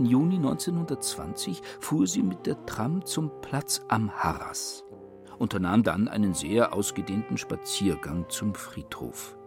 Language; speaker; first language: German; native; German